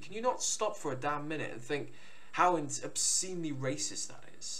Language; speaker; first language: English; native; English